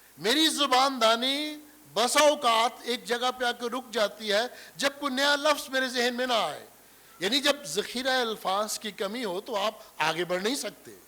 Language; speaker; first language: Urdu; non-native, local second language; Punjabi